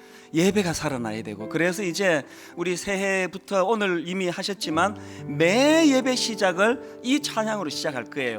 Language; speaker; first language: Korean; native; Korean